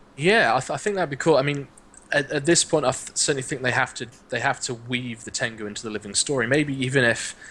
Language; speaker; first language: English; native; English